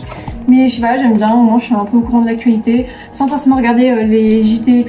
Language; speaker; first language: French; native; French